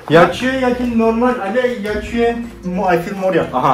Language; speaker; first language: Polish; non-native, learner; Turkish